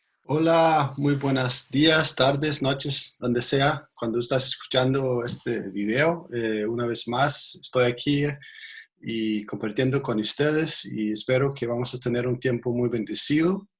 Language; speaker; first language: Spanish; non-native, fluent; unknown